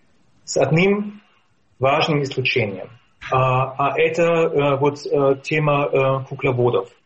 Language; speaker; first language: Russian; non-native, fluent; German